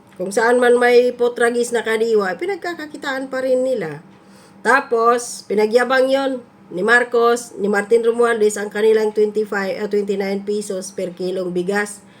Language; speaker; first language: Filipino; non-native, local second language; Cebuano